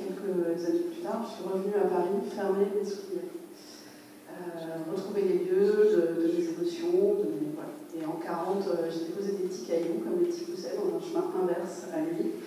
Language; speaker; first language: French; native; French